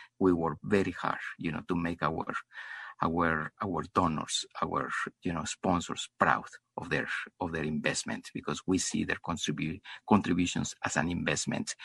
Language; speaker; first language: English; non-native, fluent; Spanish